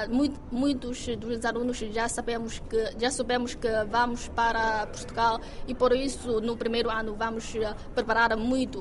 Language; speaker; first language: Portuguese; non-native, fluent; Chinese